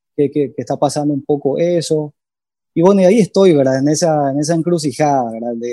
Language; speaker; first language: Spanish; native; Spanish